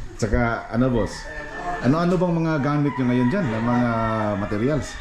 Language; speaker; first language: Filipino; native; Filipino